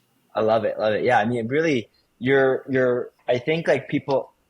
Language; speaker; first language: English; native; English